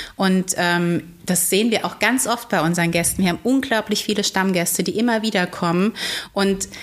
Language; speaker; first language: German; native; German